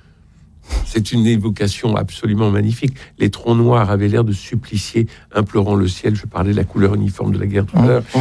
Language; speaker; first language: French; native; French